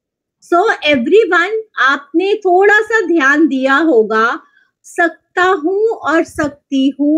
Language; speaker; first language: Hindi; native; Hindi